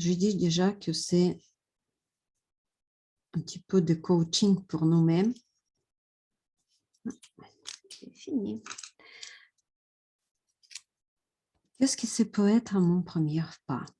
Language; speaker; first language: French; non-native, fluent; Russian